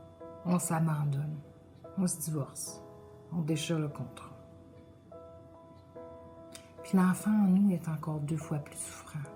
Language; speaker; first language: French; native; French